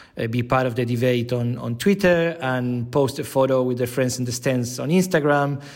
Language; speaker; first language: English; non-native, fluent; Spanish